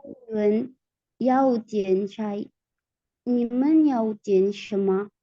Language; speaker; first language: Chinese; non-native, learner; Indonesian